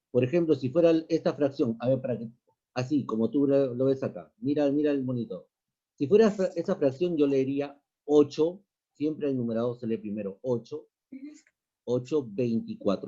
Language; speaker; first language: Spanish; native; Spanish